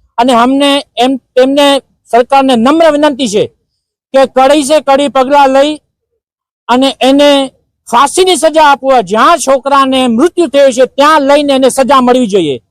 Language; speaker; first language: Gujarati; non-native, local second language; Sindhi